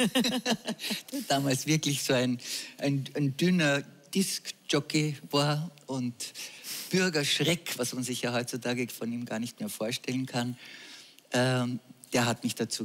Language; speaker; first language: German; native; German